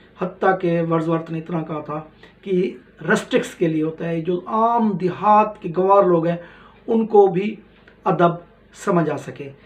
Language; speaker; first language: Urdu; non-native, local second language; Punjabi